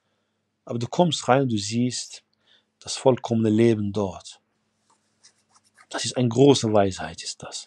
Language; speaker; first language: German; non-native, fluent; Arabic